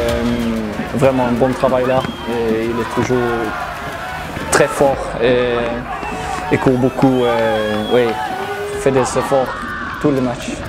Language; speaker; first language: French; non-native, learner; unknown